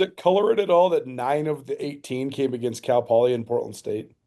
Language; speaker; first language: English; native; English